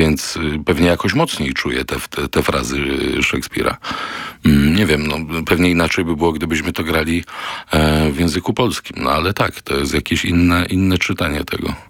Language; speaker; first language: Polish; non-native, local second language; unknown